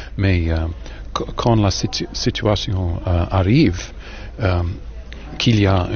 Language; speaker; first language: French; non-native, learner; English